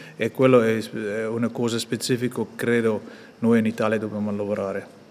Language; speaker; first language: Italian; non-native, fluent; Afrikaans